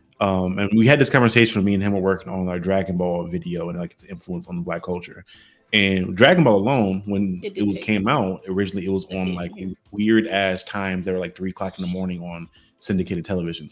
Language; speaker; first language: English; native; English